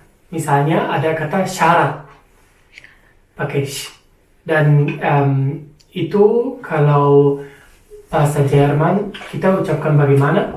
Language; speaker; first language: Indonesian; non-native, fluent; German